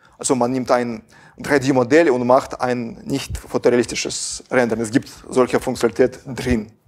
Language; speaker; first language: German; non-native, fluent; Russian